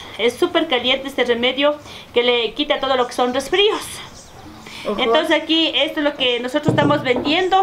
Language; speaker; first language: Spanish; native; Spanish